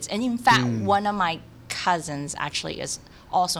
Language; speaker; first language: English; early bilingual, other home language; Cantonese